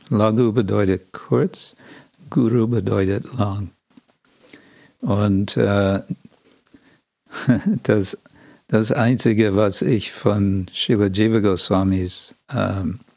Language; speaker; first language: German; non-native, fluent; English